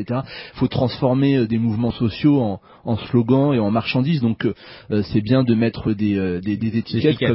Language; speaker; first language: French; native; French